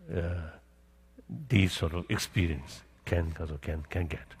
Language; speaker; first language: English; non-native, learner; Tibetan